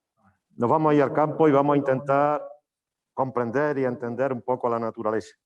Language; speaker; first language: Spanish; native; Spanish